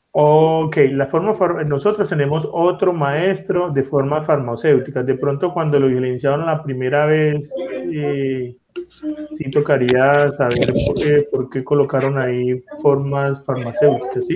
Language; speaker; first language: Spanish; native; Spanish